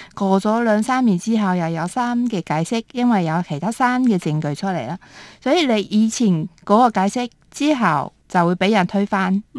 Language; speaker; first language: Cantonese; early bilingual, heritage; Cantonese